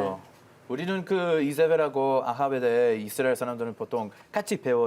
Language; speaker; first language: Korean; non-native, fluent; Hebrew